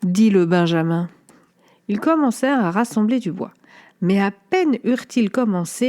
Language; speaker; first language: French; native; French